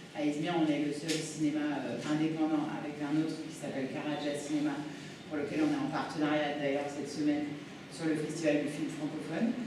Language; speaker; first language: French; native; French